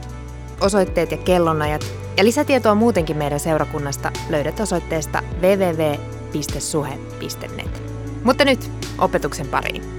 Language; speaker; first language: Finnish; native; Finnish